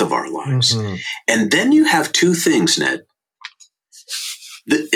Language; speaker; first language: English; native; English